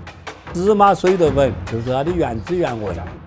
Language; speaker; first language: Chinese; native; Chinese